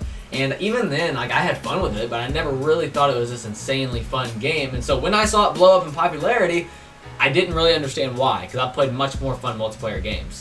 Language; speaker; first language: English; native; English